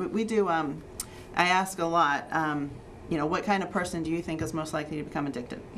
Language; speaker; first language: English; native; English